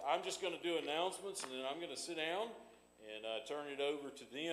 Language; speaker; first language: English; native; English